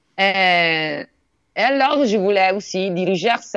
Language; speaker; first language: French; non-native, learner; Italian